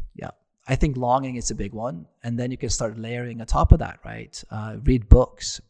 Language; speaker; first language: English; non-native, fluent; Norwegian